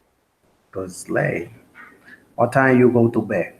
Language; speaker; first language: English; non-native, learner; Spanish